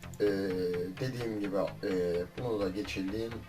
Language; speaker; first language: Turkish; native; Turkish